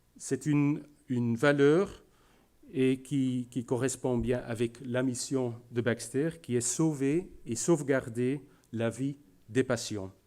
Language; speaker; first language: French; non-native, local second language; Dutch